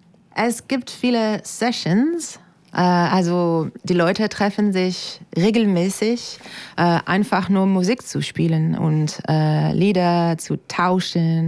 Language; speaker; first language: German; non-native, fluent; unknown